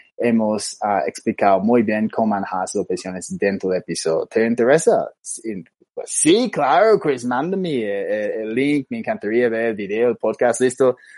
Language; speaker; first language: Spanish; non-native, fluent; English